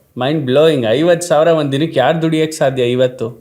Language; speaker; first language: Kannada; native; Kannada